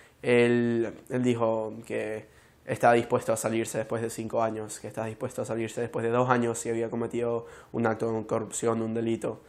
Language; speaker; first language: Spanish; early bilingual, heritage; Spanish